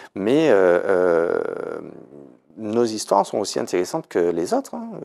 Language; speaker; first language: French; native; French